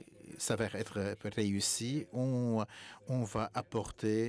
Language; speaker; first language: French; non-native, fluent; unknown